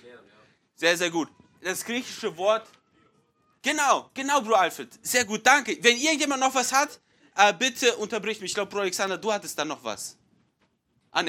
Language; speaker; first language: German; non-native, fluent; English